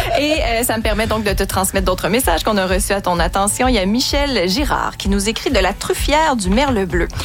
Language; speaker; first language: French; native; French